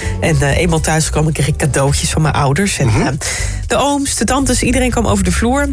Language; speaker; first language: Dutch; native; Dutch